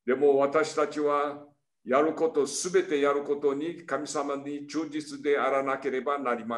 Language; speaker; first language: Japanese; early bilingual, heritage; Portuguese